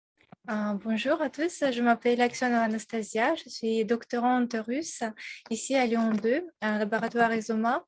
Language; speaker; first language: French; non-native, fluent; Russian